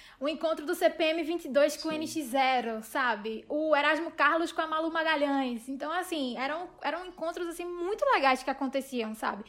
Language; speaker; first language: Portuguese; native; Portuguese